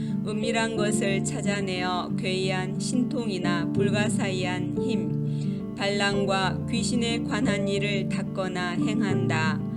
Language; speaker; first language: Korean; native; Korean